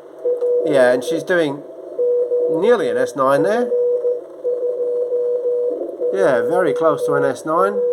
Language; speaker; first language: English; native; English